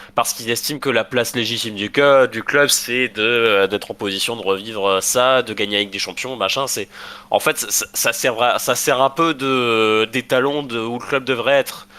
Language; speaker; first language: French; native; French